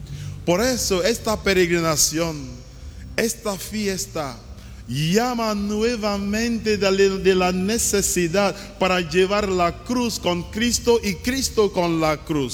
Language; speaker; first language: Spanish; non-native, learner; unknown